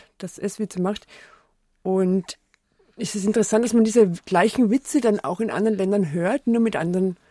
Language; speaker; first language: German; native; German